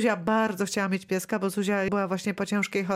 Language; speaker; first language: Polish; native; Polish